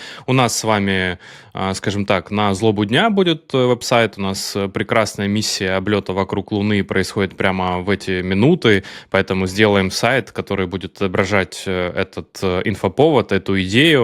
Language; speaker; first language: Russian; native; Russian